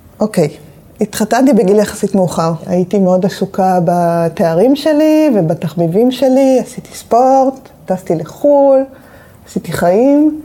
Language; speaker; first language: Hebrew; native; Hebrew